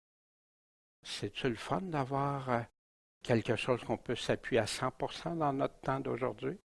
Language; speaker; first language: French; native; French